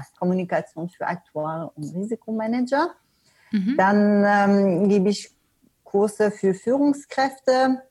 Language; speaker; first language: German; non-native, fluent; English